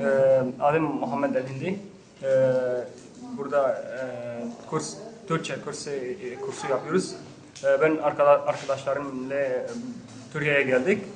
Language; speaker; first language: Turkish; non-native, learner; Arabic